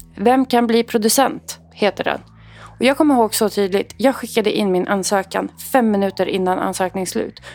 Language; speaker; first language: Swedish; early bilingual, other home language; Arabic